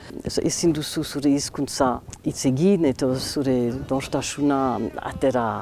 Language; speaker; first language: Basque; non-native, local second language; English